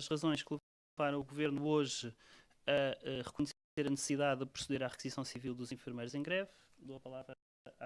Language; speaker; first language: Portuguese; native; Portuguese